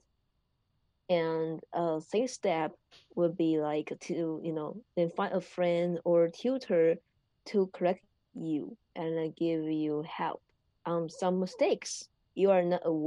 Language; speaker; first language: English; non-native, learner; Chinese